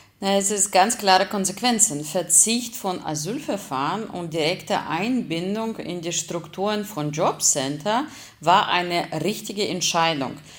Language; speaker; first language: German; non-native, fluent; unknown